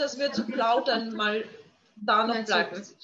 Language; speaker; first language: German; non-native, fluent; Polish